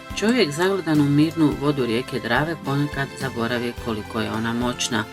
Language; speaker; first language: Bosnian; early bilingual, heritage; Croatian